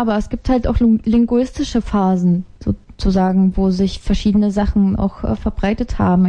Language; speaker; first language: German; native; German